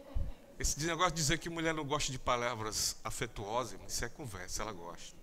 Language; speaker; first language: Portuguese; native; Portuguese